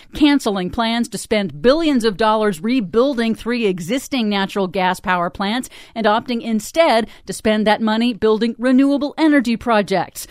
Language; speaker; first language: English; native; English